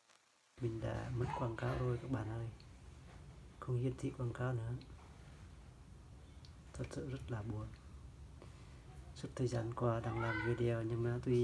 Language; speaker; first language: Vietnamese; non-native, local second language; Jarai